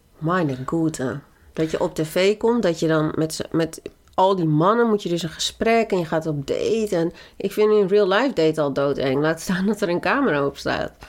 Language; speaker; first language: Dutch; early bilingual, other home language; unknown